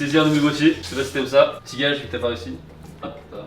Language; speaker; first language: French; native; French